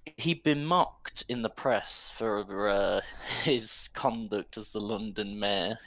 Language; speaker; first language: English; native; English